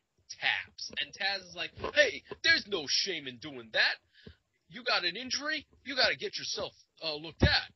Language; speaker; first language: English; native; English